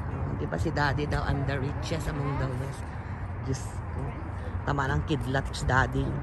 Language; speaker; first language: Filipino; native; Filipino